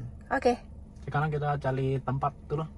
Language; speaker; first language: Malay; non-native, learner; Cantonese